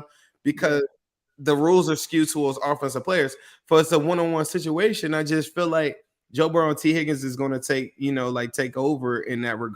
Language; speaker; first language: English; native; English